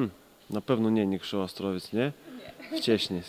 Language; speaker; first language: Polish; non-native, fluent; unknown